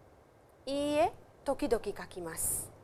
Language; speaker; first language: Japanese; non-native, fluent; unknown